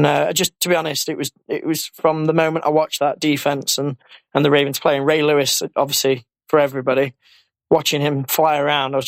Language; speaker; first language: English; native; English